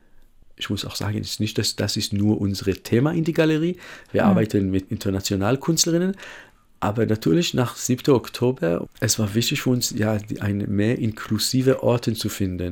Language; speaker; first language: German; non-native, fluent; Hebrew